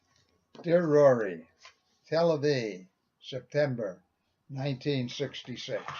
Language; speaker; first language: English; native; English